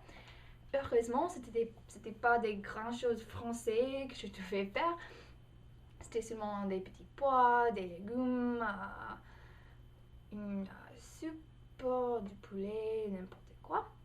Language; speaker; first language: French; non-native, fluent; English